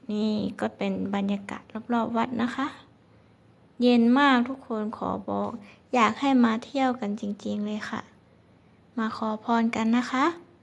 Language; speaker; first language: Thai; native; Thai